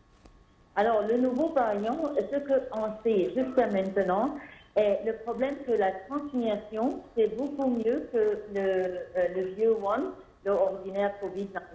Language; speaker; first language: French; non-native, fluent; Arabic